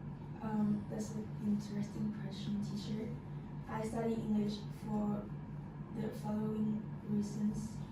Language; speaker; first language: English; non-native, fluent; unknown